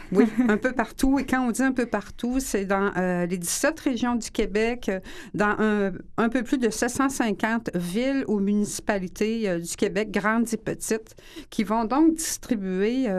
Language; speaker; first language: French; native; French